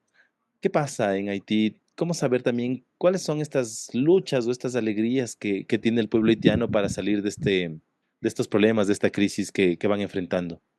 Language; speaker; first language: Spanish; native; Spanish